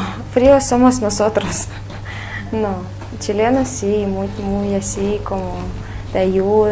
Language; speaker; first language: Spanish; non-native, fluent; Russian